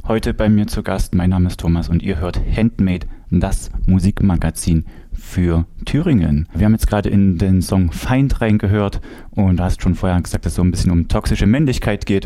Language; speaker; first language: German; native; German